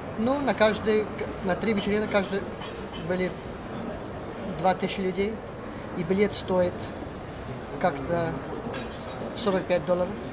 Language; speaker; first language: Russian; early bilingual, heritage; Russian